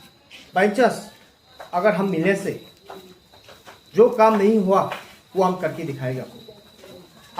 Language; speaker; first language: Hindi; non-native, local second language; Garo